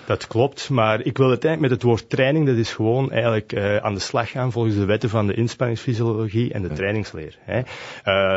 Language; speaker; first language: Dutch; native; Dutch